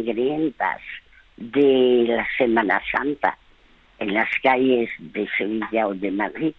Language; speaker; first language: Spanish; early bilingual, other home language; French